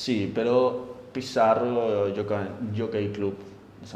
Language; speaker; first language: Italian; non-native, learner; Spanish